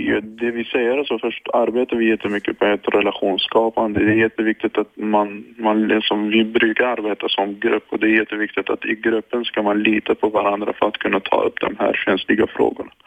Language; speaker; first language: Swedish; non-native, fluent; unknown